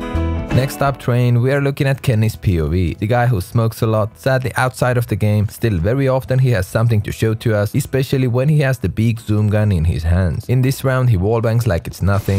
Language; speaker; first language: English; non-native, fluent; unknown